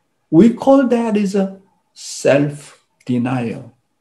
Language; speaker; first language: English; non-native, fluent; Korean